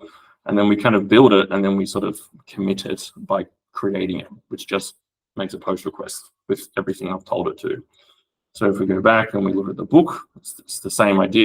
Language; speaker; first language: English; native; English